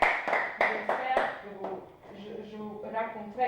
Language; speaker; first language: French; non-native, fluent; Serbian